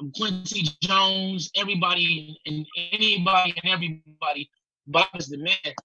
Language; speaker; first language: English; native; English